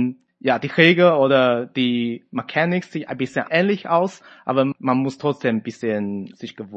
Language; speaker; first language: German; non-native, fluent; Chinese